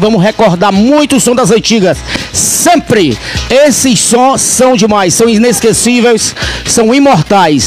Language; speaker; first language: Portuguese; native; Portuguese